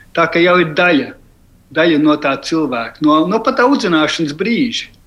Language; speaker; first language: Latvian; early bilingual, heritage; Latvian